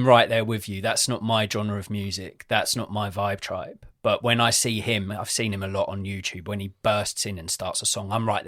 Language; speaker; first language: English; native; English